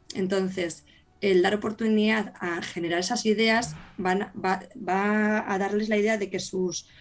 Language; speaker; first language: Spanish; native; Spanish